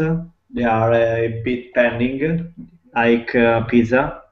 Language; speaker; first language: English; non-native, fluent; Italian